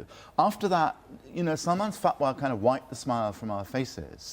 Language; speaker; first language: English; native; English